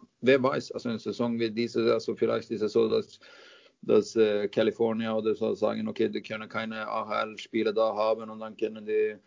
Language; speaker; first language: German; non-native, fluent; Swedish